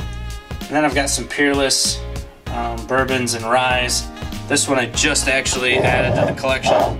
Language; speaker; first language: English; native; English